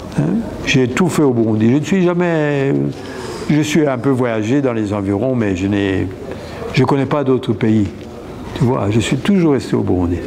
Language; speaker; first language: French; non-native, local second language; Rundi